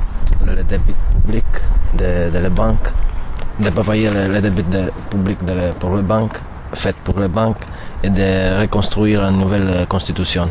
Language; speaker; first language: French; non-native, learner; Italian